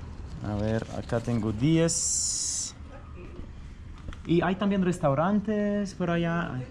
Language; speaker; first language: Spanish; non-native, fluent; Russian